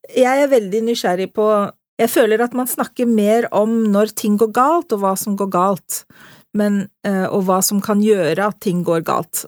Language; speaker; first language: Norwegian; native; Norwegian